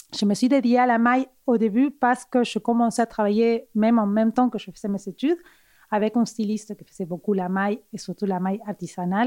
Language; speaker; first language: French; non-native, fluent; Spanish